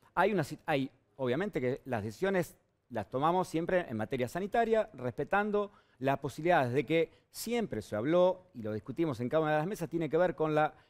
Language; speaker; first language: Spanish; native; Spanish